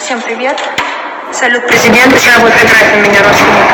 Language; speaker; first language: Russian; native; Russian